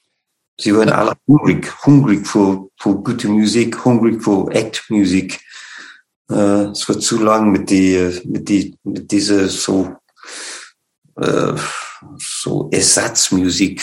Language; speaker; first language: German; non-native, fluent; English